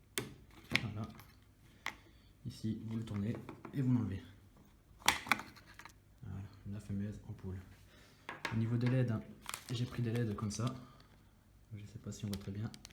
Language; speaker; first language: French; native; French